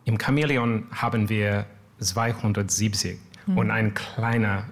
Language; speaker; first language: German; non-native, learner; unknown